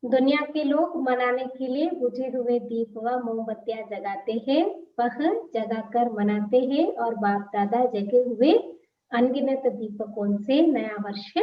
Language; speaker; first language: Hindi; non-native, local second language; Telugu